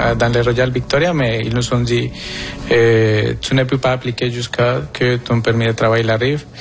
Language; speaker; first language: French; non-native, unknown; Spanish